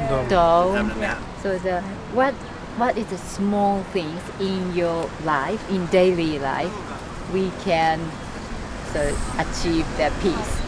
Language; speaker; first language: English; non-native, learner; Japanese